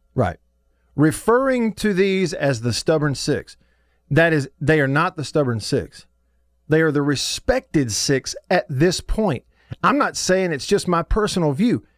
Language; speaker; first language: English; native; English